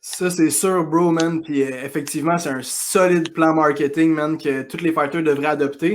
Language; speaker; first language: French; native; French